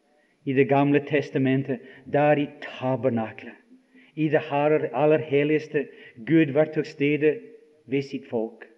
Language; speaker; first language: Norwegian; non-native, fluent; English